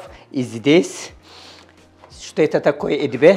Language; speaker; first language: Russian; non-native, learner; Turkish